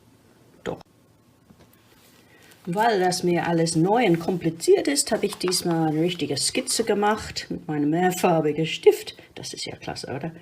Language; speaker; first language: German; non-native, fluent; English